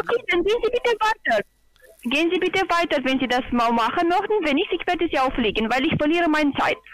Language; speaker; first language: German; non-native, learner; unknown